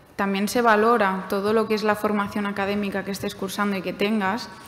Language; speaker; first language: Spanish; non-native, fluent; German